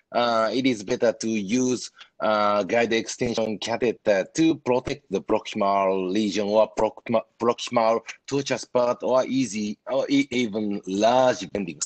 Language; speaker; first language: English; non-native, fluent; Japanese